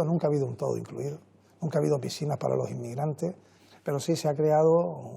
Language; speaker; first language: Spanish; native; Spanish